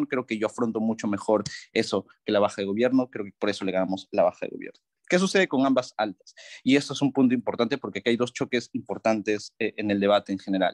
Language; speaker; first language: Spanish; native; Spanish